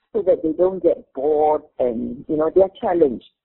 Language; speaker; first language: English; non-native, local second language; Min Nan Chinese